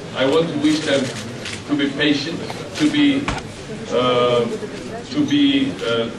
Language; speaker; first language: English; non-native, fluent; Georgian